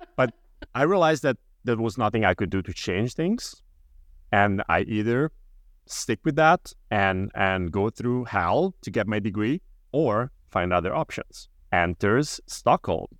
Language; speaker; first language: English; non-native, fluent; Italian